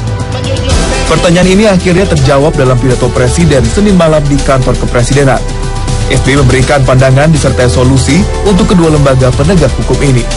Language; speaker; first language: Indonesian; native; Indonesian